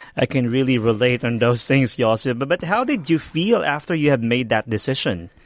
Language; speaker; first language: English; non-native, fluent; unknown